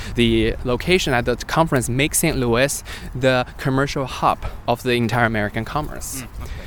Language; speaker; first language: English; non-native, fluent; Chinese